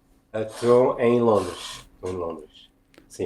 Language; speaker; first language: Portuguese; non-native, fluent; English